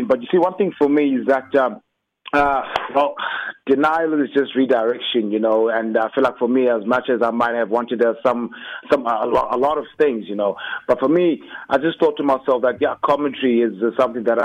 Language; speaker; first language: English; non-native, local second language; Xhosa